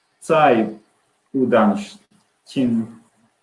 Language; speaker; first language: Chinese; non-native, learner; English